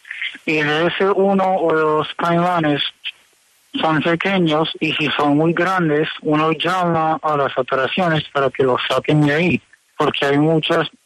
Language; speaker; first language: Spanish; early bilingual, heritage; Spanish